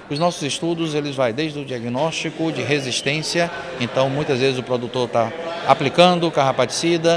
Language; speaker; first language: Portuguese; native; Portuguese